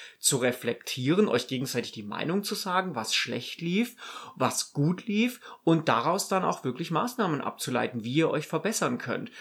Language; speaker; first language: German; native; German